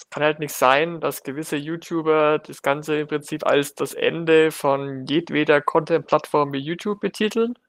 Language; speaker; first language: German; native; German